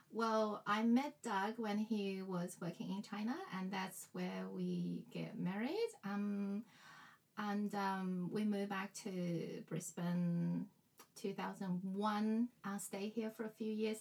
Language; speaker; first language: English; non-native, fluent; Chinese